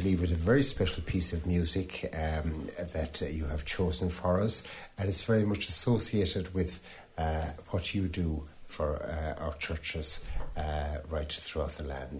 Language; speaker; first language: English; native; English